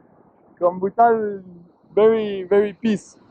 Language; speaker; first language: English; non-native, learner; French